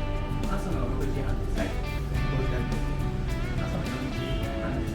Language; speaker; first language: Japanese; non-native, fluent; Filipino